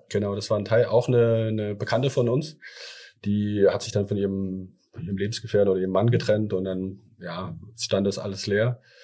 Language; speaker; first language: German; early bilingual, other home language; Thai